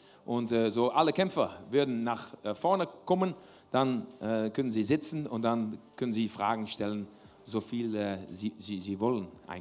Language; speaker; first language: German; non-native, learner; Dutch